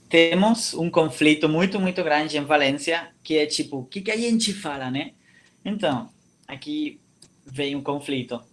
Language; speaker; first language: Portuguese; non-native, fluent; Catalan